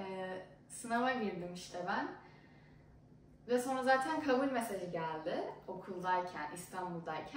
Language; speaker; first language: Turkish; early bilingual, heritage; Turkish